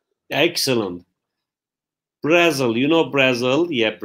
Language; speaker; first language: English; non-native, fluent; Turkish